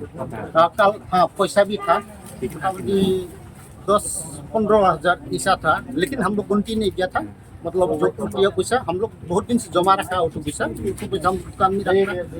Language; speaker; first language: Hindi; non-native, local second language; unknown